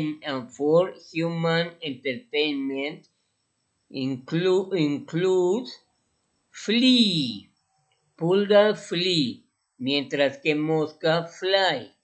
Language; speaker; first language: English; non-native, fluent; Spanish